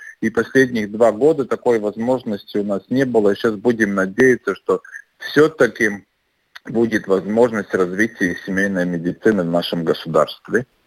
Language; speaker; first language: Russian; non-native, local second language; Latvian